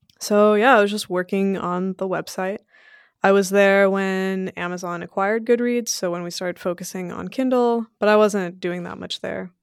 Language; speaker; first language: English; early bilingual, other home language; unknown